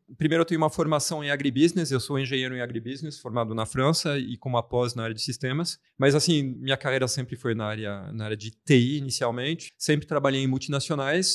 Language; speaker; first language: Portuguese; non-native, fluent; French